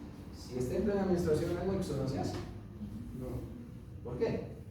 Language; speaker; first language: Spanish; native; Spanish